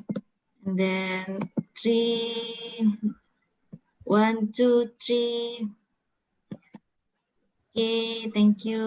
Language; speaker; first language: English; non-native, learner; Indonesian